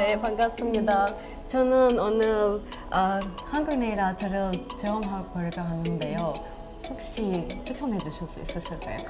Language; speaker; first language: Korean; non-native, learner; Russian